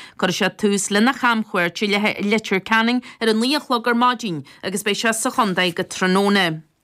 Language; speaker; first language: Irish; native; Irish